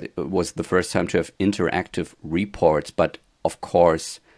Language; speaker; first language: English; non-native, fluent; German